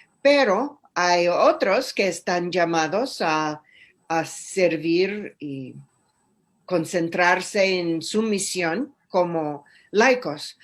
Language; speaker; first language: Spanish; non-native, fluent; English